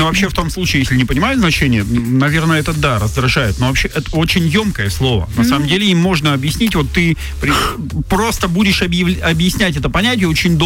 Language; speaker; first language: Russian; native; Russian